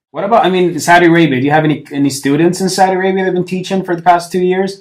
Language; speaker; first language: English; non-native, fluent; Arabic